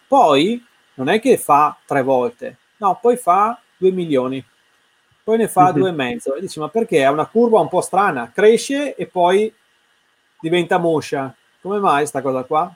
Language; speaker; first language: Italian; native; Italian